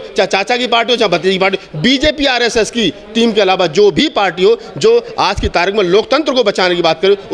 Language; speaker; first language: Hindi; native; Hindi